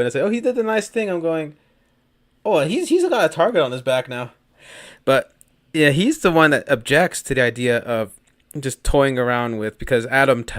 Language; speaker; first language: English; native; English